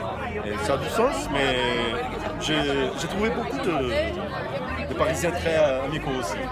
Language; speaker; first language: French; non-native, fluent; Portuguese